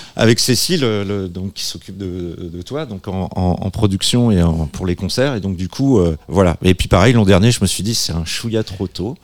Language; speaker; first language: French; native; French